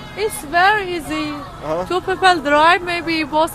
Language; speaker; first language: English; non-native, learner; Persian